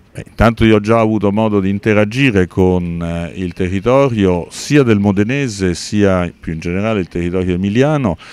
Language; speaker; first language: Italian; native; Italian